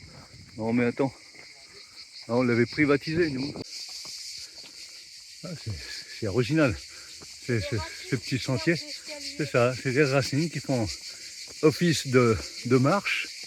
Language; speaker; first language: French; native; French